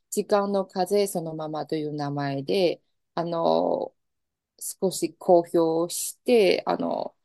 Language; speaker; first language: Japanese; non-native, fluent; Chinese